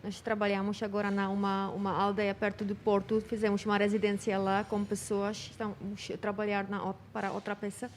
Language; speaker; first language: Portuguese; non-native, fluent; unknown